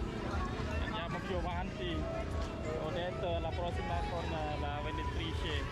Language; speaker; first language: Italian; non-native, fluent; Vietnamese